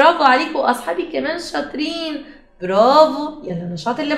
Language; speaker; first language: Arabic; native; Arabic